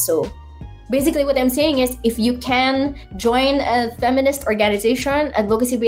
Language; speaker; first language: English; non-native, local second language; Iloko